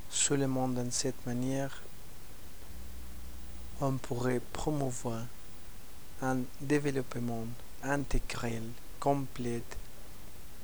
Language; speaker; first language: French; non-native, learner; Spanish